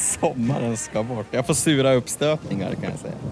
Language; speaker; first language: Swedish; native; Swedish